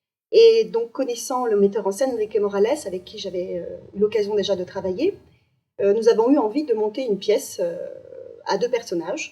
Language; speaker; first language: French; native; French